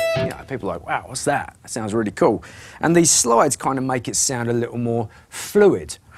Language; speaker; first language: English; native; English